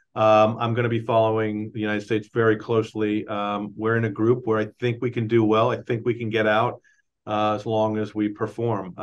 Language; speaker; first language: English; native; English